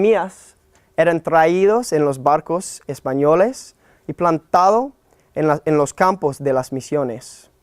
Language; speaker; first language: Spanish; non-native, learner; English